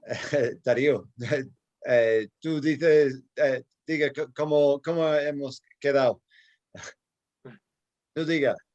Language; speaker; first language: Spanish; non-native, fluent; English